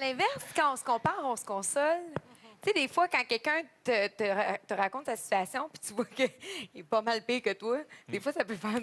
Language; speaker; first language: French; native; French